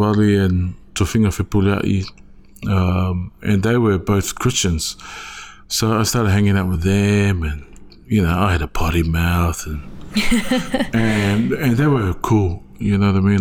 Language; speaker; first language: English; native; English